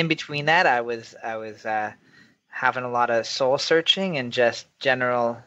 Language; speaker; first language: English; native; English